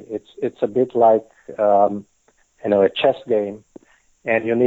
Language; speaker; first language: English; non-native, fluent; Italian